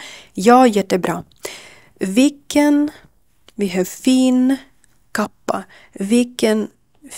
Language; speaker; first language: Swedish; non-native, learner; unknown